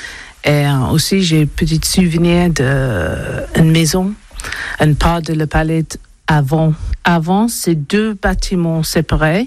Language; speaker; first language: French; non-native, learner; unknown